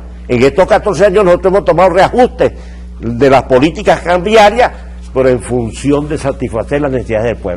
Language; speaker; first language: Spanish; native; Spanish